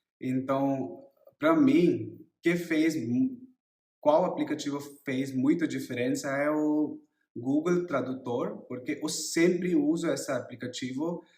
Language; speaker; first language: Portuguese; non-native, learner; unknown